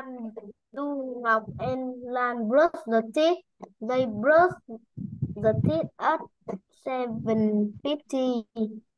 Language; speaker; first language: English; non-native, learner; Vietnamese